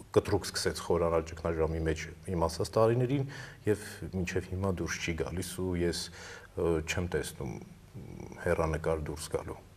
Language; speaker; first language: Armenian; native; Armenian